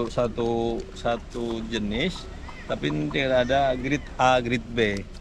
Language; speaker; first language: Indonesian; native; Indonesian